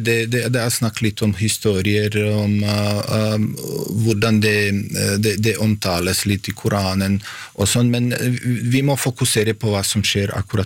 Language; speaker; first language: Norwegian; non-native, fluent; Bosnian